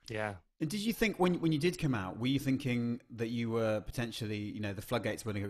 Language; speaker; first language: English; native; English